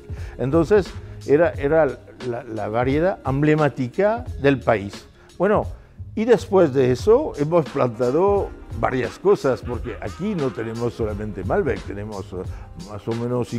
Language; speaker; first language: Spanish; non-native, fluent; French